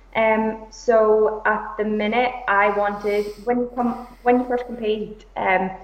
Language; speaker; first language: English; native; English